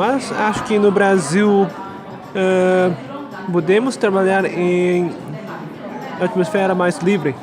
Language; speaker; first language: Portuguese; non-native, learner; Korean